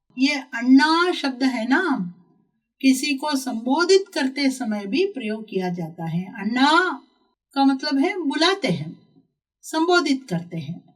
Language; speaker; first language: Hindi; non-native, local second language; Tamil